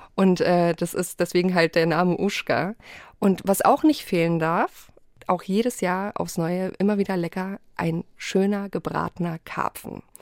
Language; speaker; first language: German; early bilingual, other home language; Polish